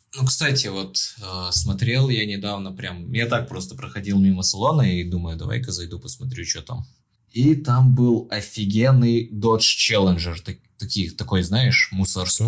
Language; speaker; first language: Russian; non-native, local second language; Tajik